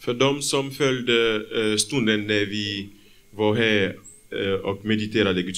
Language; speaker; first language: Swedish; non-native, fluent; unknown